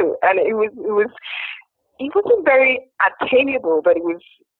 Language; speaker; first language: English; non-native, local second language; Yoruba